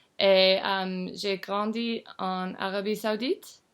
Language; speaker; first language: French; non-native, learner; English